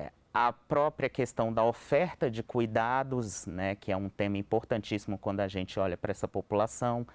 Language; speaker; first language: Portuguese; native; Portuguese